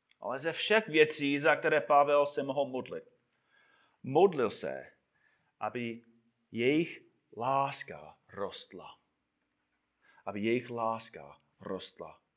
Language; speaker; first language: Czech; non-native, fluent; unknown